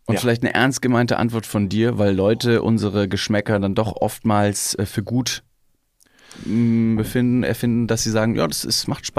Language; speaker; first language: German; native; German